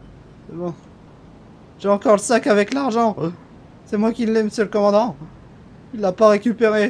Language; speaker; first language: French; native; French